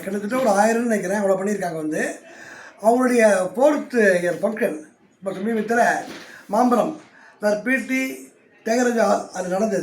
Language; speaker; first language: Tamil; native; Tamil